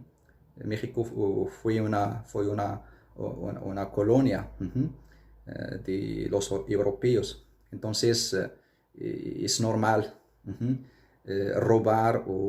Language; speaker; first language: Spanish; non-native, fluent; Arabic